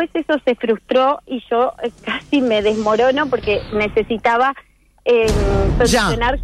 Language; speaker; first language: Spanish; native; Spanish